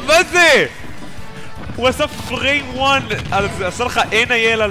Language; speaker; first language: Hebrew; native; Hebrew